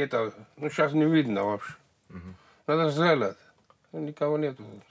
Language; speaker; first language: Russian; non-native, local second language; Georgian